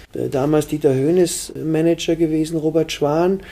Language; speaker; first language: German; native; German